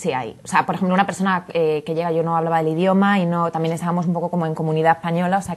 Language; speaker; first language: Spanish; native; Spanish